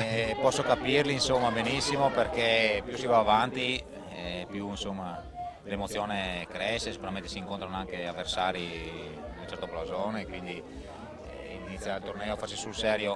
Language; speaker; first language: Italian; native; Italian